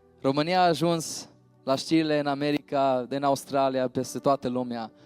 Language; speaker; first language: Romanian; early bilingual, heritage; Romanian